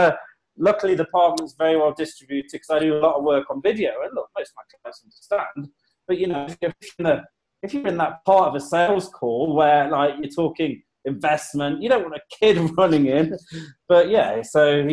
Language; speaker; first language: English; native; English